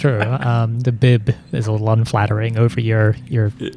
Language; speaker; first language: English; native; English